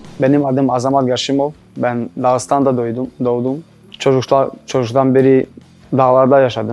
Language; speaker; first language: Turkish; non-native, learner; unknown